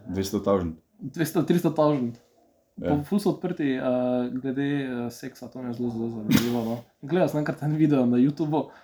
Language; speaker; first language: Slovenian; early bilingual, other home language; Serbian